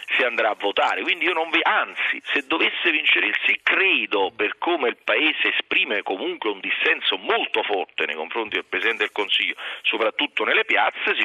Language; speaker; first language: Italian; native; Italian